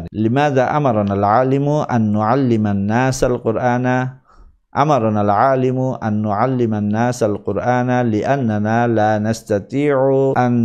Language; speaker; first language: Arabic; non-native, fluent; Bangla